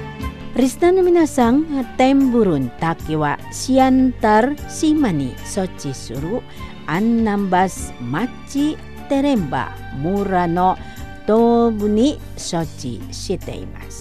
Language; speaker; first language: Japanese; non-native, fluent; Indonesian